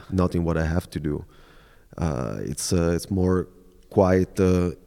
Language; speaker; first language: English; non-native, fluent; Italian